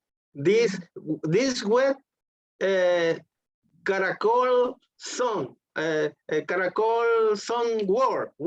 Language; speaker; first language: English; non-native, learner; Spanish